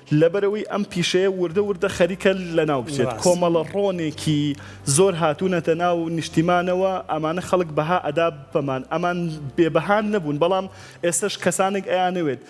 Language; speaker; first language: Central Kurdish; non-native, local second language; Gurani